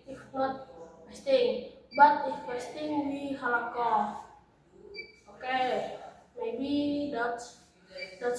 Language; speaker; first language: English; non-native, learner; Indonesian